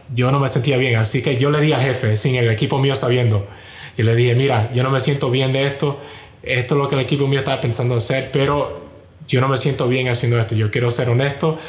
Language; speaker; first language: Spanish; early bilingual, heritage; Spanish